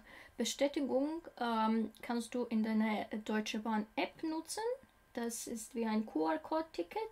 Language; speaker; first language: German; non-native, learner; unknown